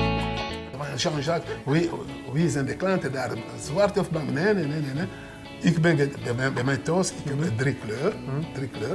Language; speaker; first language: Dutch; non-native, learner; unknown